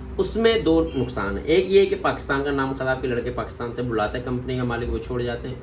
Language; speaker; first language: Urdu; non-native, local second language; Punjabi